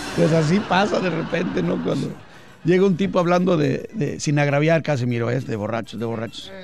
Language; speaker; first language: Spanish; native; Spanish